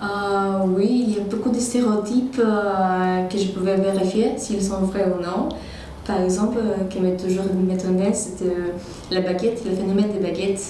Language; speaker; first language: French; non-native, fluent; Polish